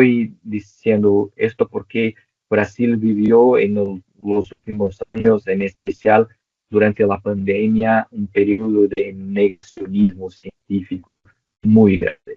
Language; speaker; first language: Spanish; non-native, local second language; Portuguese